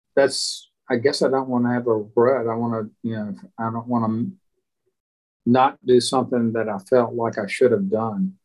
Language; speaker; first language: English; native; English